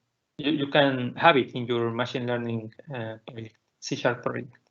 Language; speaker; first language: English; non-native, fluent; Spanish